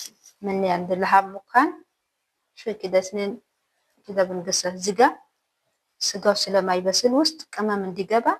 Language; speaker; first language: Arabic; non-native, learner; Amharic